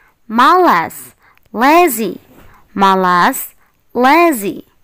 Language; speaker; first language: English; non-native, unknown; Indonesian